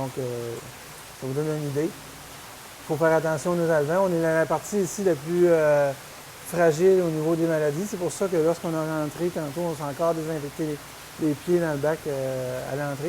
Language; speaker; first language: French; native; French